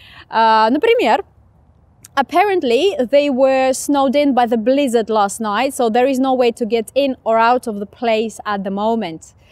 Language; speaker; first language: English; non-native, fluent; Russian